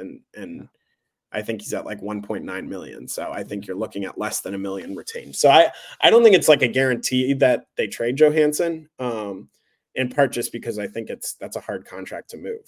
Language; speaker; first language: English; native; English